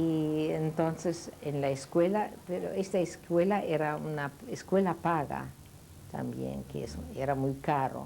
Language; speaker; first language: Spanish; non-native, fluent; Yiddish